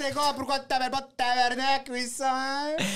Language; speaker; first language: French; native; French